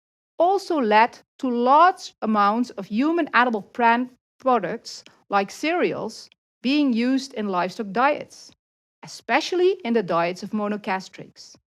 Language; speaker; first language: English; non-native, fluent; Dutch